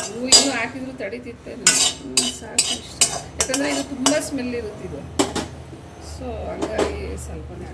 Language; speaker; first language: Kannada; native; Kannada